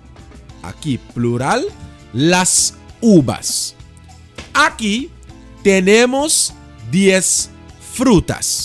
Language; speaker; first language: Spanish; non-native, fluent; Dutch